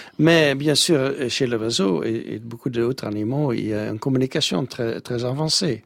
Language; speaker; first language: French; non-native, fluent; Dutch